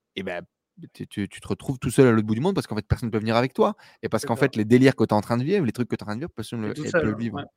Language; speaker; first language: French; native; French